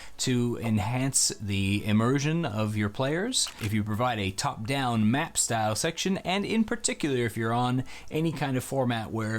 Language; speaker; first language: English; native; English